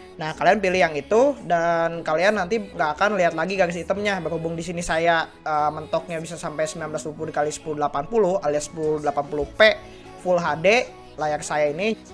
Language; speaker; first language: Indonesian; native; Indonesian